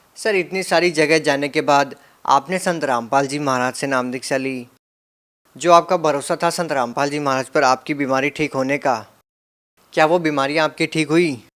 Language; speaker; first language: Hindi; native; Hindi